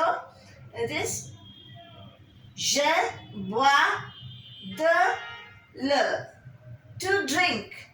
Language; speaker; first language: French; non-native, fluent; Bangla